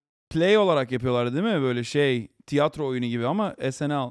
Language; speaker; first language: Turkish; early bilingual, heritage; Turkish